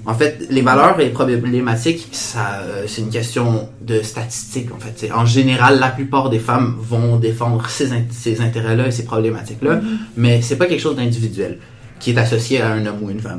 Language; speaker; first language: French; native; French